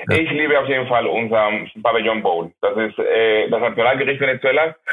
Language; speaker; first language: German; non-native, fluent; Spanish